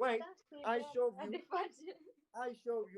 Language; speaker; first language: English; non-native, learner; Turkish